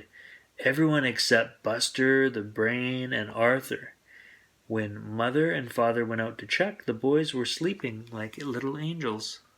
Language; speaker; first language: English; native; English